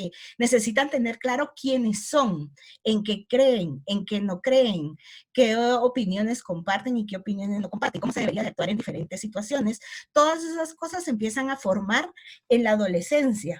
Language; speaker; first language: Spanish; native; Spanish